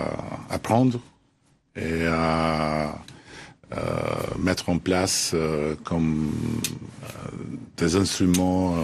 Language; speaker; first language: French; non-native, fluent; Albanian